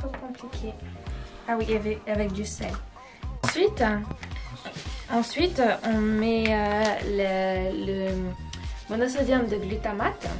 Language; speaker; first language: French; native; French